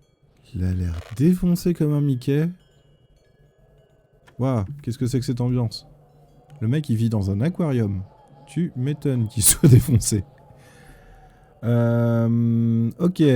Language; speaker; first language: French; native; French